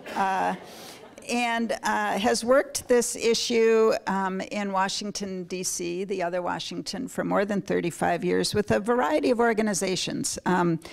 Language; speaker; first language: English; native; English